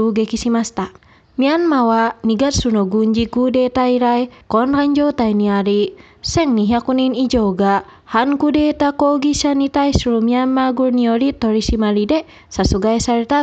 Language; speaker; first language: Japanese; non-native, fluent; Indonesian